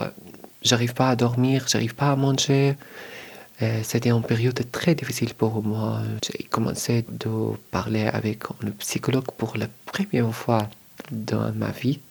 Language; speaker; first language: French; non-native, learner; Arabic